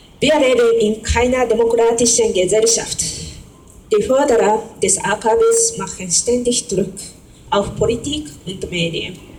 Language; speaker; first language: German; non-native, fluent; Japanese